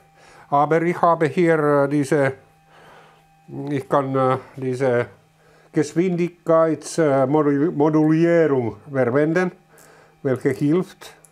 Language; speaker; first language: German; non-native, learner; Finnish